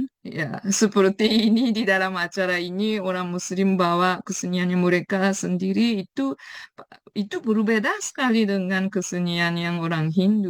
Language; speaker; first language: Indonesian; non-native, fluent; Japanese